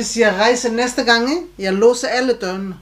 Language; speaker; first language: Danish; non-native, learner; Turkish